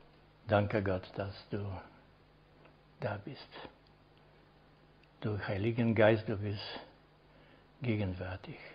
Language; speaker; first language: German; non-native, fluent; Polish